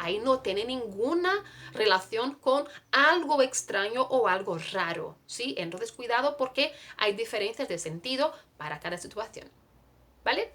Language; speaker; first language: Spanish; non-native, fluent; Portuguese